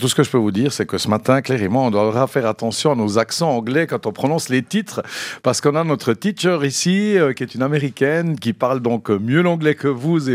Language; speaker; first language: French; native; French